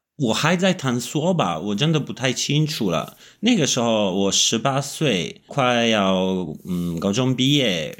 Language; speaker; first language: Chinese; non-native, fluent; Italian